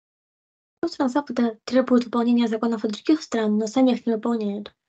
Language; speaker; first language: Russian; native; Russian